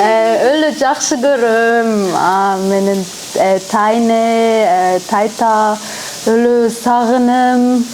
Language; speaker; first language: Kyrgyz; early bilingual, heritage; German